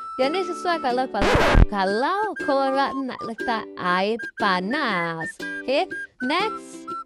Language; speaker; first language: Malay; native; Malay